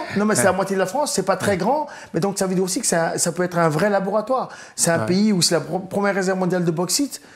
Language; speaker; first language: French; early bilingual, other home language; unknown